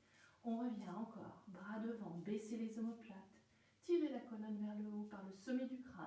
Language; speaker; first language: French; native; French